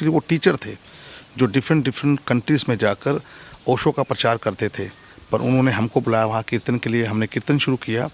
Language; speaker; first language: Hindi; non-native, fluent; English